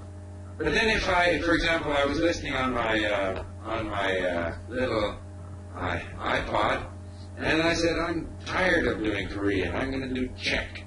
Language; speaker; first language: English; non-native, fluent; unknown